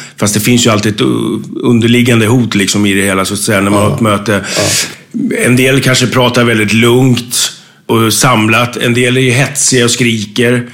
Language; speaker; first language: Swedish; native; Swedish